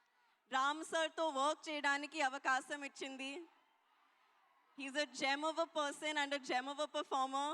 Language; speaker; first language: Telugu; non-native, learner; Hindi